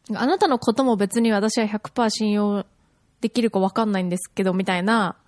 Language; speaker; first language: Japanese; native; Japanese